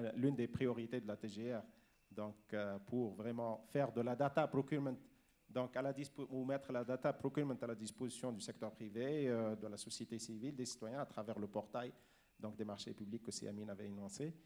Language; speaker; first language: French; non-native, local second language; Arabic